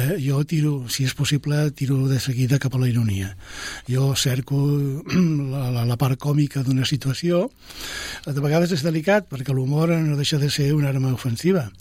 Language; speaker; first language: Catalan; non-native, local second language; Spanish